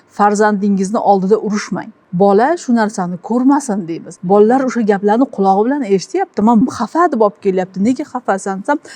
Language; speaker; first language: Uzbek; native; Uzbek